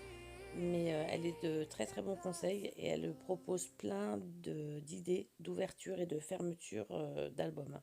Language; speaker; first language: French; native; French